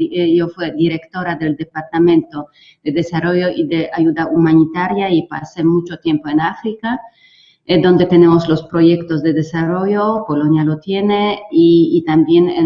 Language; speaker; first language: Spanish; non-native, fluent; Polish